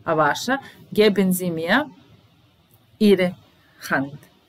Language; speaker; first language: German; non-native, fluent; Serbian